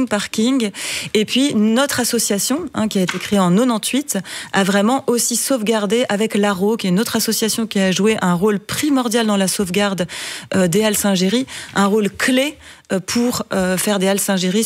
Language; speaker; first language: French; native; French